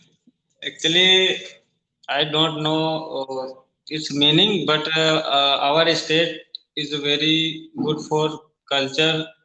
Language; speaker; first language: English; non-native, learner; Hindi